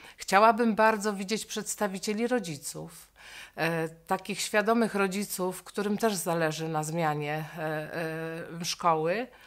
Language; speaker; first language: Polish; native; Polish